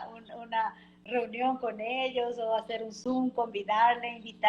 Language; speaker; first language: Spanish; non-native, fluent; Portuguese